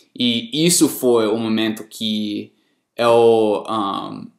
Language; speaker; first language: Portuguese; non-native, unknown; English